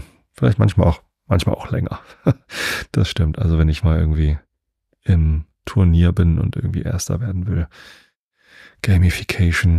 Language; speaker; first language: German; native; German